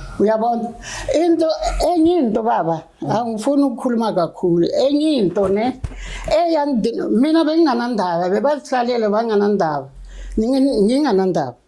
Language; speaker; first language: Zulu; native; Zulu